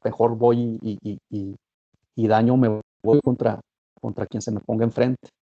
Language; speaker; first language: Spanish; native; Spanish